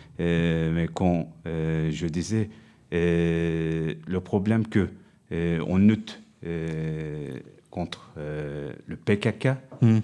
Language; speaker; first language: French; non-native, fluent; Turkish